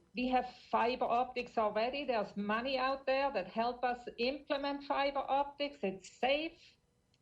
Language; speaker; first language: English; non-native, fluent; German